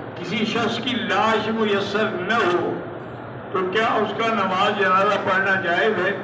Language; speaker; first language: Urdu; native; Urdu